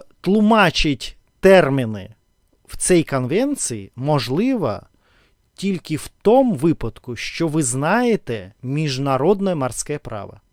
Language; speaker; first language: Ukrainian; non-native, learner; Russian